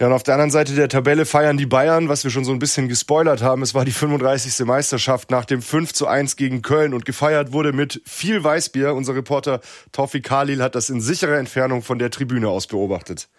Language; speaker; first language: German; native; German